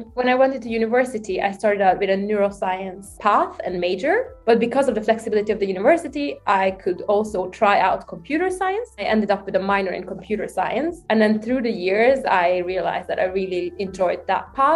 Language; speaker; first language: English; non-native, fluent; Hungarian